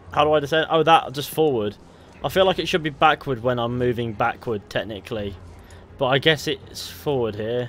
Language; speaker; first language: English; native; English